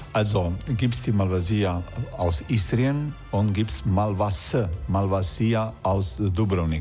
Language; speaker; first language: German; non-native, fluent; Croatian